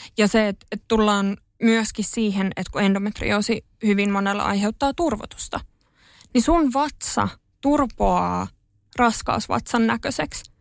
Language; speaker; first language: Finnish; native; Finnish